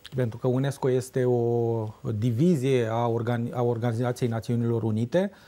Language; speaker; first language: Romanian; native; Romanian